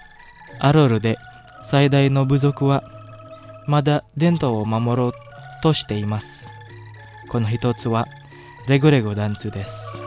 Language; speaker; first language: Japanese; non-native, fluent; Indonesian